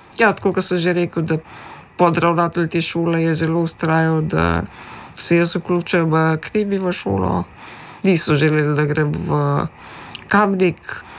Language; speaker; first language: Slovenian; early bilingual, other home language; Macedonian